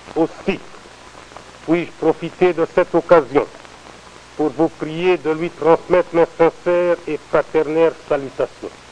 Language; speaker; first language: French; non-native, local second language; Lingala